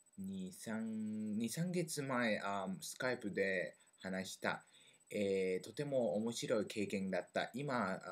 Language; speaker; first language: Japanese; non-native, learner; French